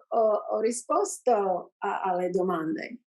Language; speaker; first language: Italian; non-native, learner; English